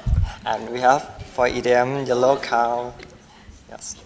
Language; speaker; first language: English; non-native, learner; Thai